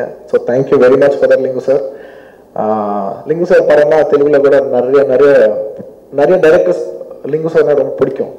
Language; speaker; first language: Tamil; non-native, local second language; Telugu